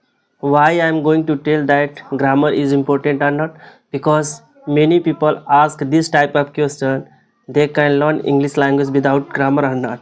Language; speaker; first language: English; non-native, local second language; Hindi